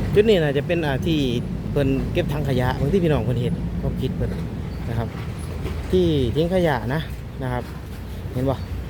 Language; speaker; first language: Thai; native; Thai